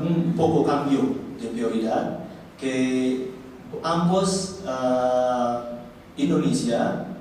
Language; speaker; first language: Spanish; non-native, learner; Indonesian